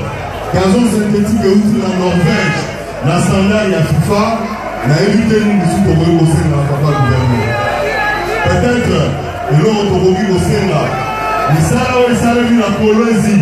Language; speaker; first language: French; non-native, local second language; Lingala